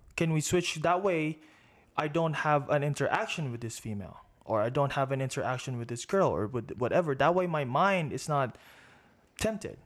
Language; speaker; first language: English; non-native, local second language; Filipino